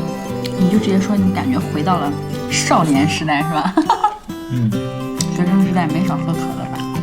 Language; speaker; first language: Chinese; native; Chinese